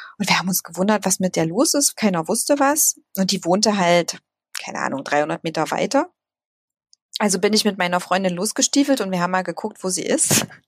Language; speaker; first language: German; native; German